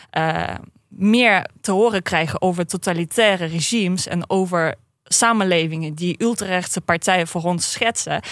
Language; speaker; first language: Dutch; non-native, fluent; Russian